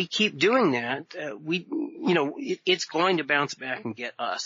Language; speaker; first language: English; native; English